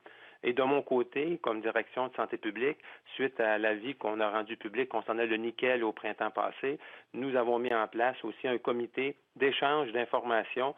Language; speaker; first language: French; native; French